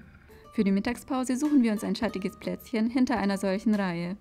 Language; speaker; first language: German; native; German